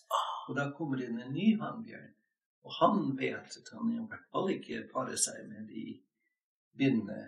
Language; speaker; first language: Norwegian; non-native, fluent; English